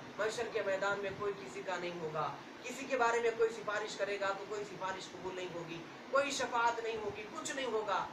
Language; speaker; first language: Urdu; native; Urdu